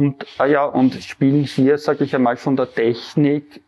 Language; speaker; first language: German; native; German